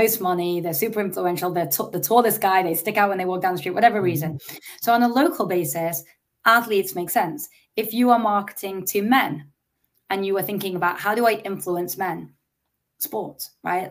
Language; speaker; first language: English; native; English